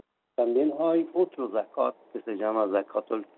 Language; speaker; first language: Spanish; non-native, fluent; Persian